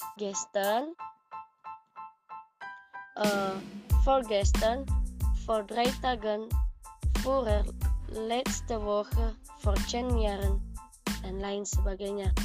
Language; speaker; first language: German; non-native, learner; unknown